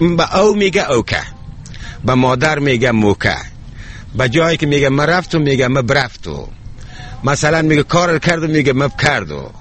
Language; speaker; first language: Persian; native; Persian